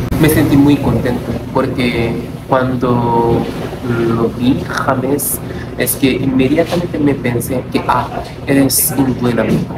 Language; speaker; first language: Spanish; non-native, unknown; Korean